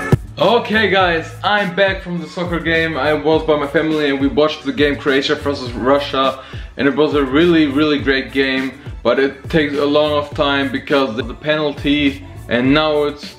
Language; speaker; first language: English; non-native, fluent; German